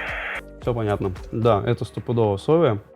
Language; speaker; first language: Russian; native; Russian